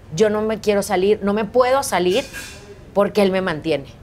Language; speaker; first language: Spanish; native; Spanish